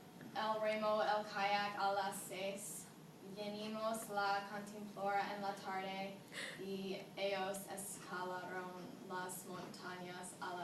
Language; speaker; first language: Spanish; non-native, learner; English